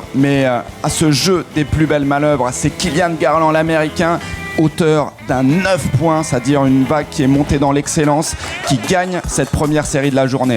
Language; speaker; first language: French; native; French